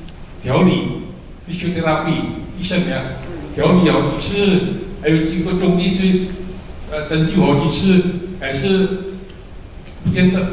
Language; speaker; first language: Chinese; early bilingual, heritage; Chinese